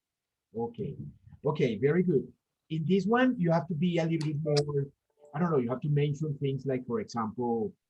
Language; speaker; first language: English; non-native, fluent; Spanish